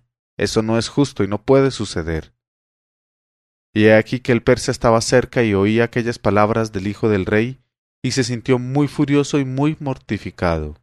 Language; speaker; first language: Spanish; native; Spanish